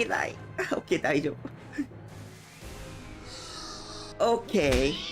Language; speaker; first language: Japanese; non-native, learner; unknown